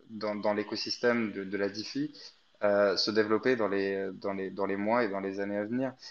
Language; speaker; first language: French; non-native, fluent; Arabic